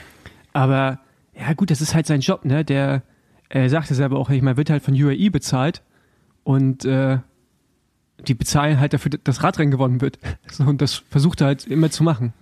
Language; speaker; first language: German; native; German